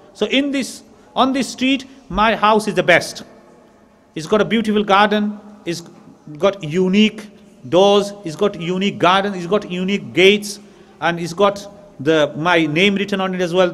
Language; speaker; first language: English; native; English